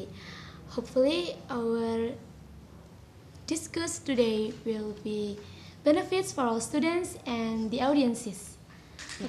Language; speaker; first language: English; non-native, learner; Indonesian